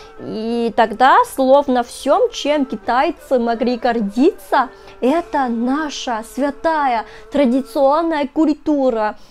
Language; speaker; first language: Russian; non-native, fluent; Chinese